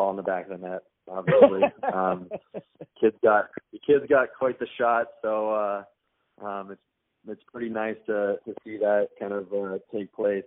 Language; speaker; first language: English; native; English